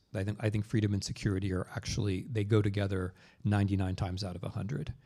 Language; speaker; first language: English; native; English